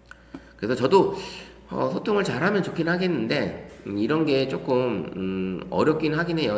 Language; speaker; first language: Korean; native; Korean